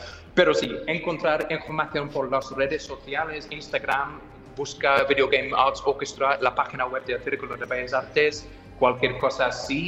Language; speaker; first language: Spanish; non-native, fluent; English